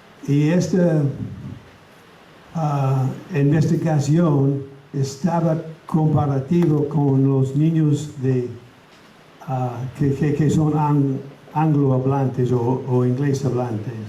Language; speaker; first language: Spanish; non-native, fluent; English